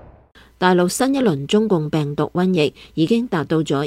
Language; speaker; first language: Chinese; non-native, local second language; Cantonese